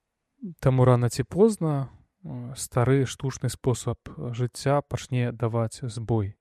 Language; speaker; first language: Belarusian; non-native, local second language; Russian